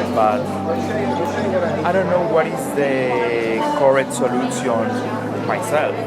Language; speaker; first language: English; non-native, learner; Spanish